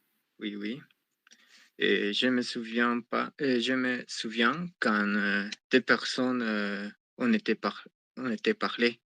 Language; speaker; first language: French; non-native, learner; Spanish